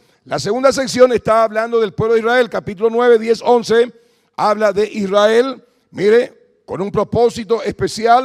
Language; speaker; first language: Spanish; native; Spanish